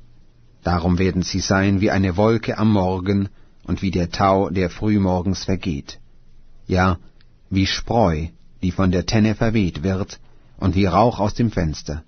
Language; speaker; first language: German; native; German